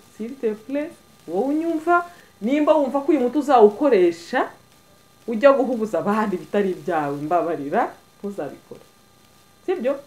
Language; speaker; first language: Kinyarwanda; early bilingual, heritage; Kinyarwanda